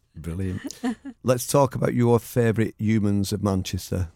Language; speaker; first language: English; native; English